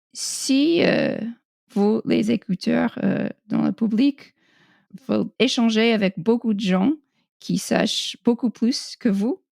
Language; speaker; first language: French; non-native, fluent; English